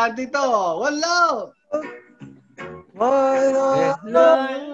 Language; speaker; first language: English; non-native, local second language; Filipino